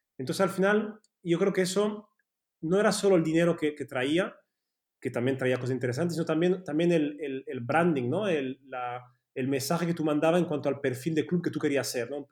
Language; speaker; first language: Spanish; early bilingual, heritage; Spanish